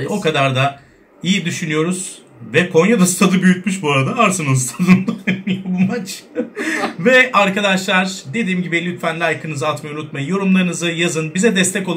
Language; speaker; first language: Turkish; native; Turkish